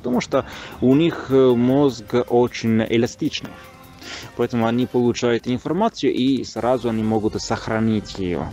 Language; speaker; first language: Russian; non-native, fluent; Italian